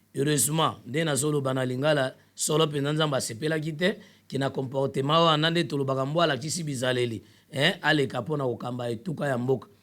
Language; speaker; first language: Lingala; native; Lingala